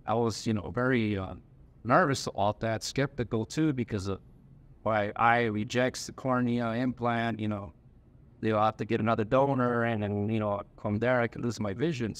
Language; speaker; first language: English; native; English